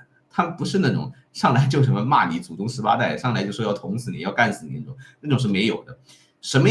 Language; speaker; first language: Chinese; native; Chinese